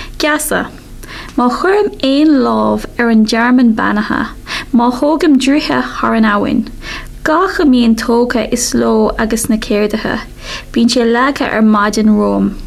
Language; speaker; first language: Irish; non-native, local second language; English